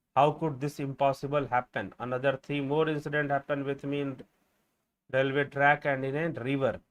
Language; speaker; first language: English; non-native, local second language; Hindi